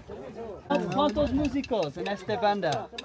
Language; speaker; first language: Spanish; non-native, learner; English